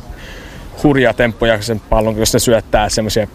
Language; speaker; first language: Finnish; early bilingual, heritage; English